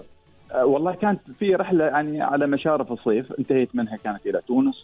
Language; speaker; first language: Arabic; native; Arabic